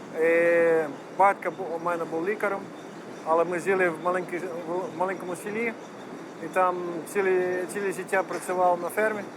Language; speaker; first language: Ukrainian; non-native, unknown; Dutch